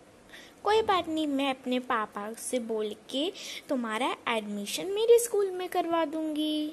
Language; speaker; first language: Hindi; native; Hindi